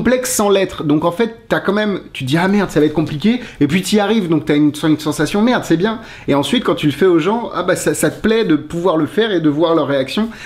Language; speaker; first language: French; native; French